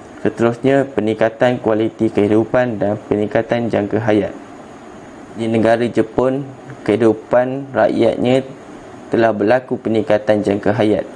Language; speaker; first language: Malay; native; Malay